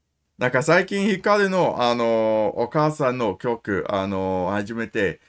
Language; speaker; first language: Japanese; non-native, learner; English